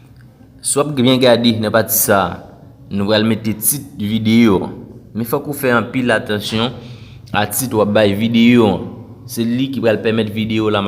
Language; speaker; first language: French; non-native, local second language; Haitian Creole